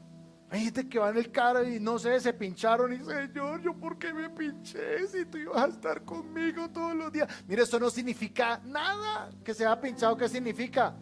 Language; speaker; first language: Spanish; native; Spanish